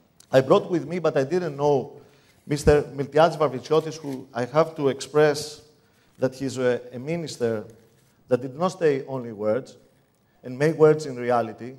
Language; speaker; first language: English; non-native, fluent; Greek